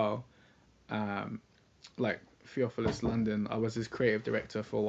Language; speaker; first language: English; native; English